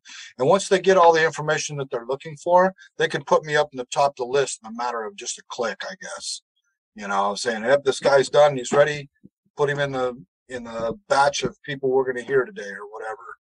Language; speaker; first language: English; native; English